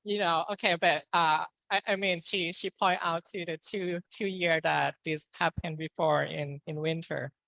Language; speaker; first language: English; non-native, fluent; Thai